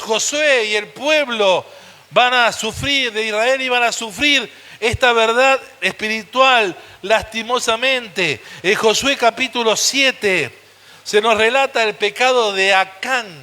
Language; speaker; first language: Spanish; native; Spanish